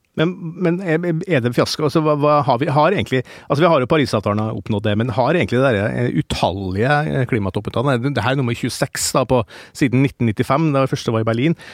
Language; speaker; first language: Norwegian; native; Norwegian